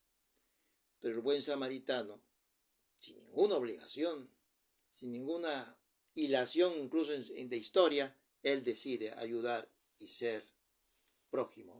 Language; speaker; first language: Spanish; native; Spanish